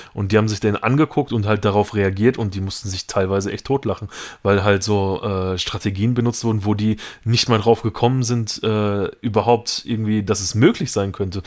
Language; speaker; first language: German; native; German